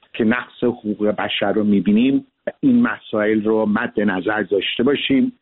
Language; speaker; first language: Persian; early bilingual, heritage; Persian